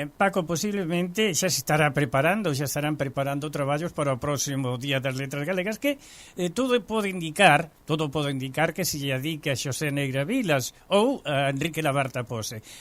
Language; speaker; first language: Galician; early bilingual, heritage; Galician